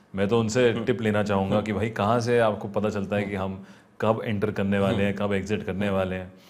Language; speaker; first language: Hindi; native; Hindi